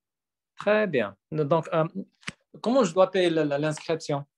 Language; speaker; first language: French; non-native, learner; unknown